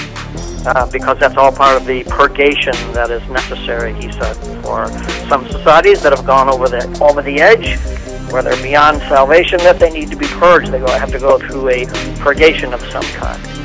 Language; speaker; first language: English; native; English